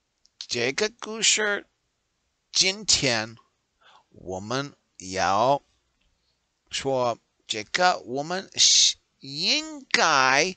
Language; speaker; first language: Chinese; non-native, learner; English